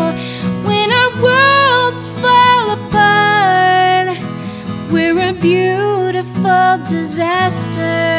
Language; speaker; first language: English; native; English